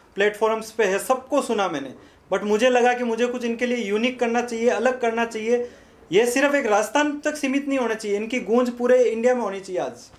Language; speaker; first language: Hindi; native; Hindi